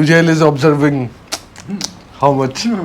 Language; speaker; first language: English; non-native, learner; Urdu